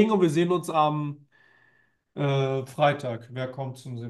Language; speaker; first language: German; native; German